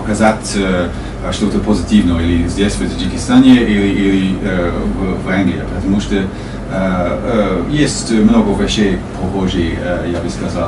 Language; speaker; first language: Russian; non-native, learner; English